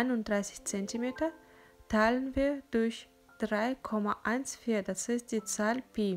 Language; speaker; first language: German; non-native, fluent; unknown